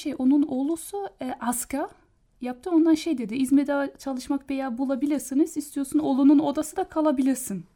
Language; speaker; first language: Turkish; non-native, learner; German